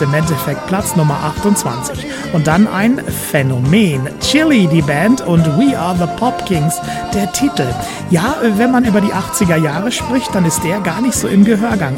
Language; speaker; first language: German; native; German